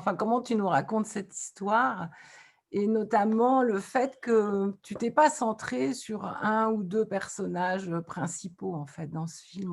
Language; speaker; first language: French; native; French